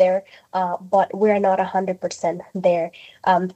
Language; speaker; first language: English; non-native, fluent; Spanish